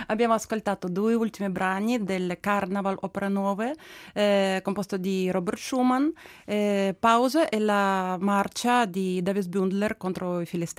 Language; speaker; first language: Italian; non-native, fluent; Ukrainian